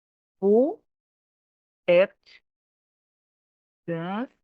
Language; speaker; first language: French; non-native, learner; Portuguese